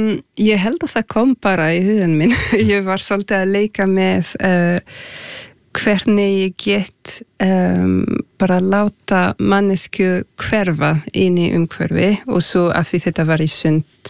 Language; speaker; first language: Icelandic; non-native, fluent; French